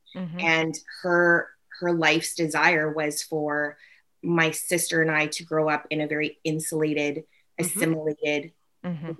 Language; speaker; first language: English; native; English